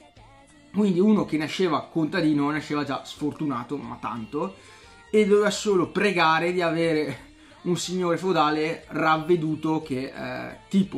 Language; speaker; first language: Italian; native; Italian